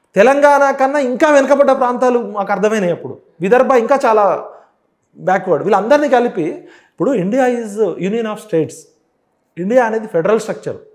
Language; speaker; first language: Telugu; native; Telugu